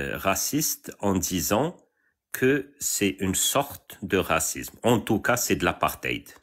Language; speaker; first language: French; non-native, local second language; Arabic